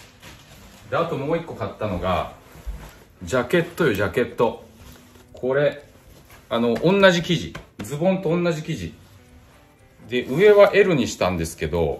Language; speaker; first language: Japanese; native; Japanese